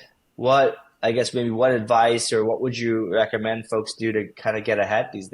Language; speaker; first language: English; native; English